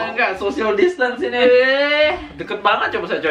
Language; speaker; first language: Indonesian; native; Indonesian